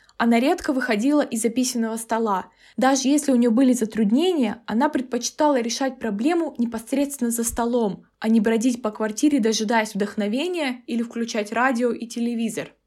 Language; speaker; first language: Russian; native; Russian